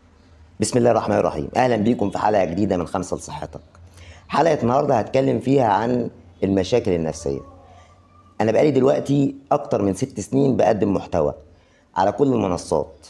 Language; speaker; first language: Arabic; native; Arabic